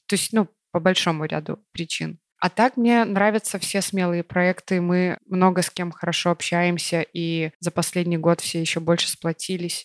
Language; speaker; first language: Russian; native; Russian